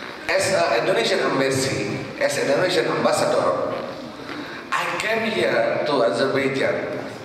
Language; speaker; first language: English; non-native, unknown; Javanese